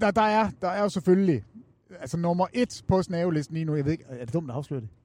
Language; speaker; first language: Danish; native; Danish